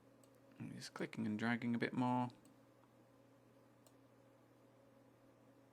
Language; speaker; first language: English; native; English